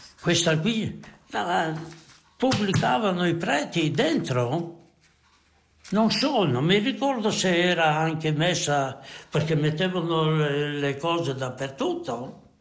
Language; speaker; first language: Italian; non-native, local second language; Friulian